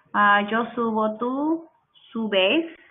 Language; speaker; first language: Spanish; non-native, fluent; English